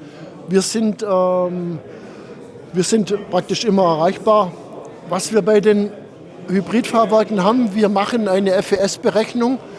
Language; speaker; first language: German; native; German